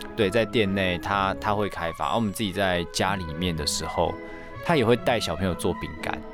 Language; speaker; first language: Chinese; native; Chinese